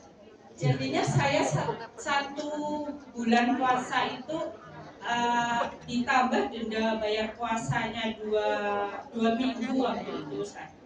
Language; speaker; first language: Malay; non-native, local second language; Javanese